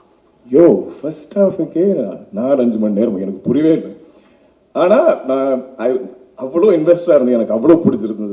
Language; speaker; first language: Tamil; non-native, local second language; Malayalam